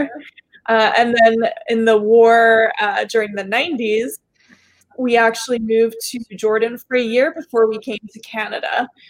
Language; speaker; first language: English; early bilingual, other home language; Arabic